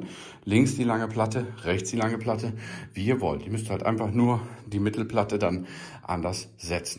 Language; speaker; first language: German; native; German